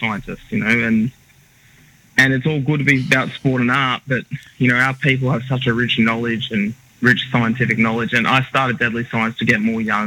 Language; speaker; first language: English; native; English